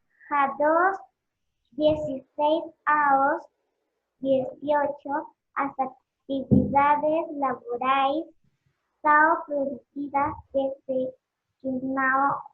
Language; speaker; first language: Portuguese; non-native, learner; Spanish